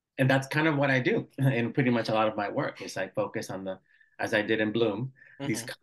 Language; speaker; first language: English; early bilingual, other home language; Spanish